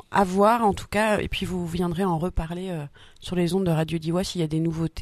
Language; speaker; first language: French; native; French